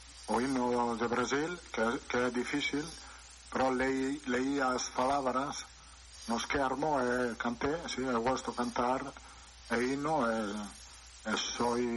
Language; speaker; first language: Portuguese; non-native, learner; Italian